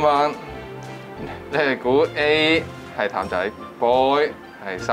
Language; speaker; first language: Chinese; native; Chinese